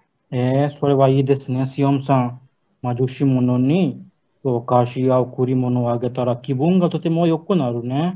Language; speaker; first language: Japanese; non-native, learner; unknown